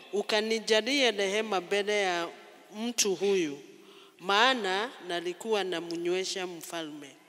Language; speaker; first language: Swahili; non-native, local second language; Kikuyu